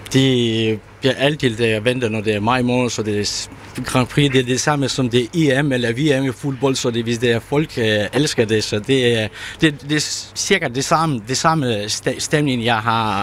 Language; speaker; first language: Danish; non-native, learner; Ukrainian